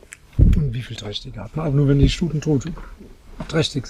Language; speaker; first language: German; native; German